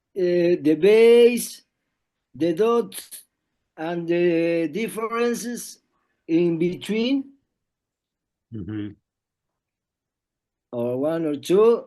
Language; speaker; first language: English; non-native, learner; Spanish